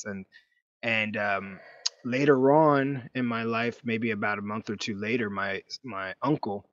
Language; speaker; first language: English; native; English